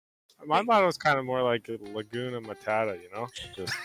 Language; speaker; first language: English; native; English